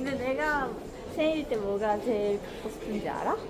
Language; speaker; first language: Korean; non-native, learner; Japanese